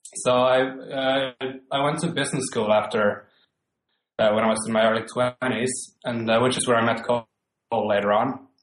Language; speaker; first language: English; non-native, fluent; Finnish